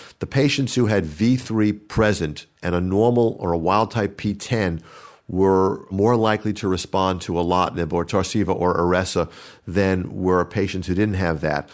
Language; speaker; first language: English; native; English